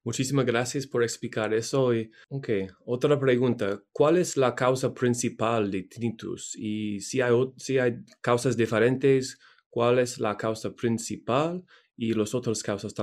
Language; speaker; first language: Spanish; non-native, learner; English